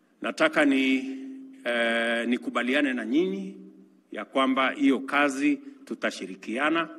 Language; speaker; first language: Swahili; non-native, local second language; Kalenjin